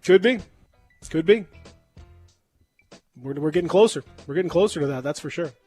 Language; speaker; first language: English; native; English